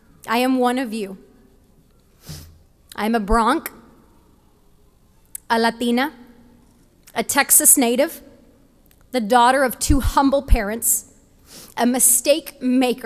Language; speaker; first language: English; early bilingual, other home language; Spanish